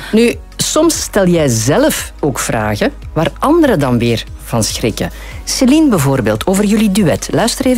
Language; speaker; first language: Dutch; native; Dutch